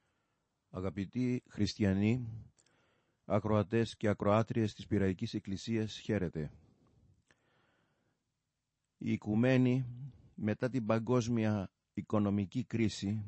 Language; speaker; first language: Greek; native; Greek